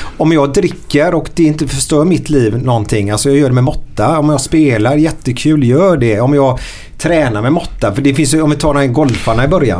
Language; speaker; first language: Swedish; native; Swedish